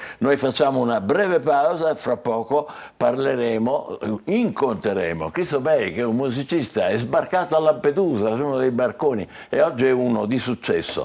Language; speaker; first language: Italian; native; Italian